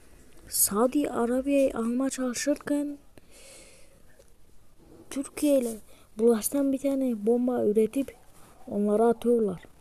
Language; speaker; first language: Turkish; early bilingual, heritage; Turkish